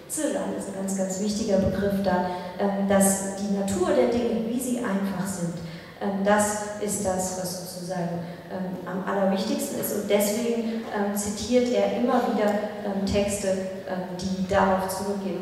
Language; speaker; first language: German; native; German